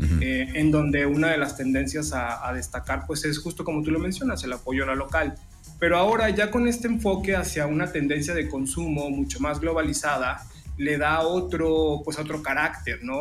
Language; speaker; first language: Spanish; native; Spanish